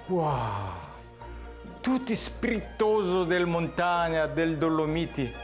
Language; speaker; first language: Italian; non-native, learner; Korean